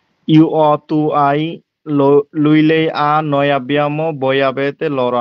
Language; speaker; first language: Italian; non-native, learner; Chinese